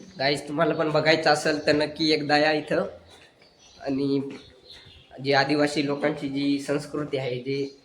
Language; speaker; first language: Marathi; non-native, local second language; Kukna